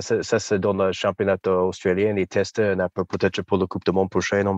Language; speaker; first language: French; non-native, fluent; English